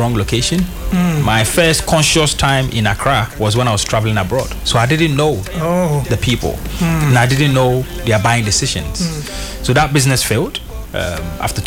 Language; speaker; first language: English; non-native, local second language; Akan